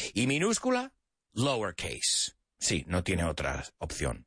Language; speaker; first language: Spanish; non-native, fluent; English